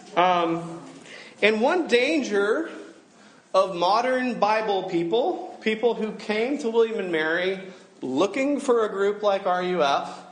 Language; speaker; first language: English; native; English